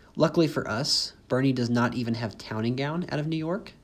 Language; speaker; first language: English; native; English